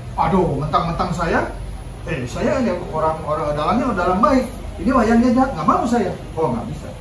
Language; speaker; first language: Indonesian; non-native, local second language; Sundanese